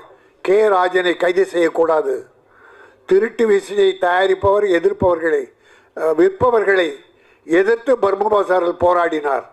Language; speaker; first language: Tamil; native; Tamil